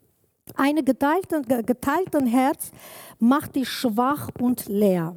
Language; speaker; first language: German; non-native, learner; Kurdish